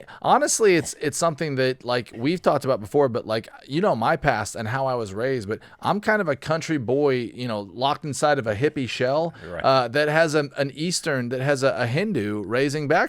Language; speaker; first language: English; native; English